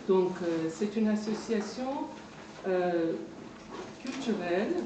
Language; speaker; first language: French; non-native, fluent; Persian